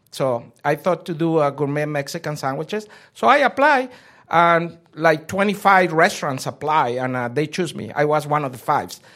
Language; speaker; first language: English; non-native, fluent; Spanish